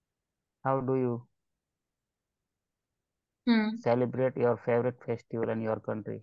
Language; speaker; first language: English; non-native, learner; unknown